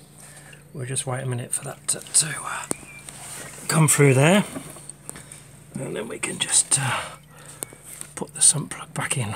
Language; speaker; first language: English; native; English